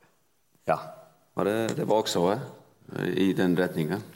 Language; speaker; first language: Danish; non-native, fluent; Icelandic